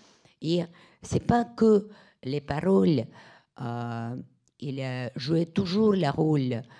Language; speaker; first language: French; non-native, fluent; Russian